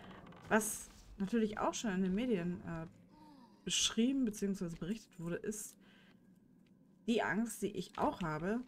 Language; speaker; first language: German; native; German